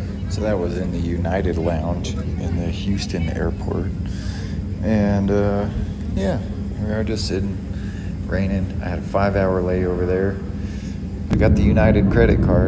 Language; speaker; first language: English; native; English